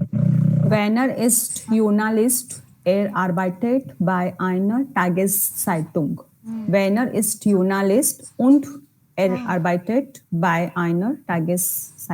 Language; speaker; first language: German; non-native, learner; Hindi